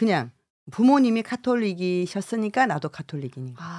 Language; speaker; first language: Korean; native; Korean